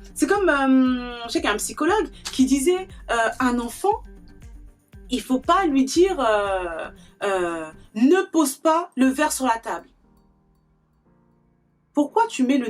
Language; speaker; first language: French; native; French